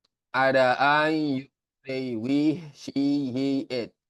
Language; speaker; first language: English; non-native, learner; Indonesian